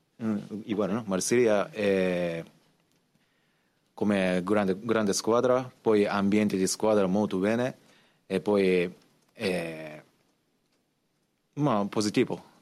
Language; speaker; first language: Italian; non-native, learner; Japanese